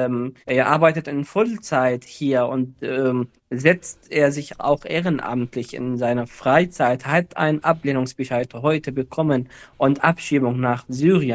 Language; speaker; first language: German; non-native, fluent; Arabic